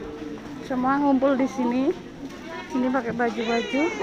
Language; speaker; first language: Indonesian; non-native, local second language; Javanese